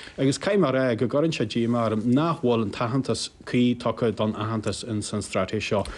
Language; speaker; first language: Irish; native; Irish